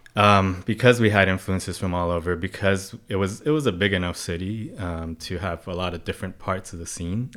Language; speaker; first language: English; non-native, local second language; Cantonese